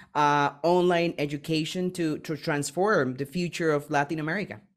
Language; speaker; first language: English; non-native, fluent; Spanish